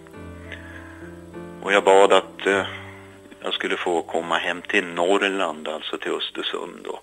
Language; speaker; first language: Swedish; native; Swedish